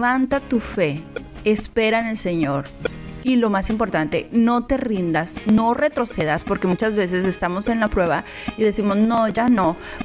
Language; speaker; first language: Spanish; native; Spanish